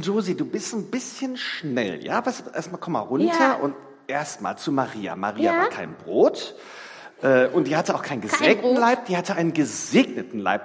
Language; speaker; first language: German; native; German